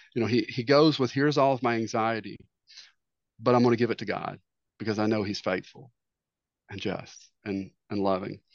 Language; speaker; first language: English; native; English